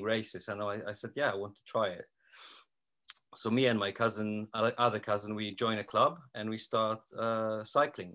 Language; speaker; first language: English; non-native, fluent; Polish